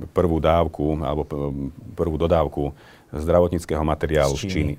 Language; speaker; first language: Slovak; non-native, local second language; Hungarian